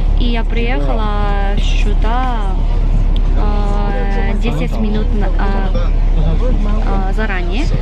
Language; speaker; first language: Russian; non-native, learner; Korean